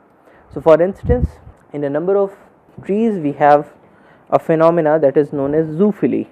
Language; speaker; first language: English; non-native, local second language; Hindi